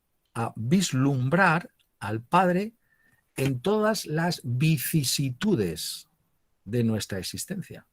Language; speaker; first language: Spanish; native; Spanish